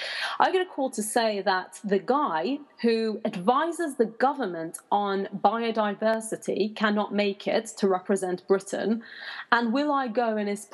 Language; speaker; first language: English; non-native, fluent; Persian